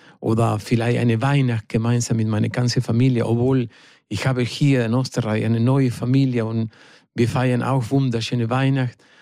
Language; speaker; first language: German; non-native, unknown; Spanish